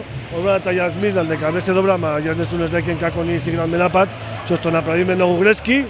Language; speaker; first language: Macedonian; non-native, fluent; Spanish